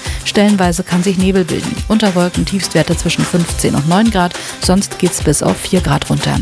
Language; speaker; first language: German; native; German